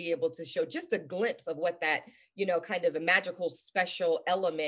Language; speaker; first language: English; native; English